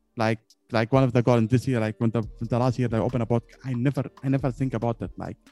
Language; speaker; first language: English; non-native, learner; Arabic